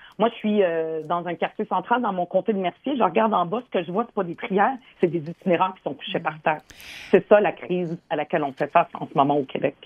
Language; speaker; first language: French; early bilingual, other home language; Arabic